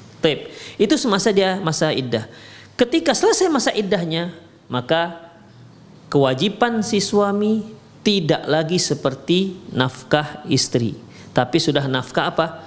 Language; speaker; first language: Indonesian; native; Indonesian